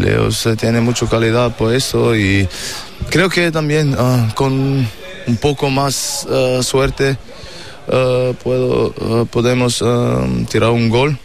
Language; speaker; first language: Spanish; non-native, learner; German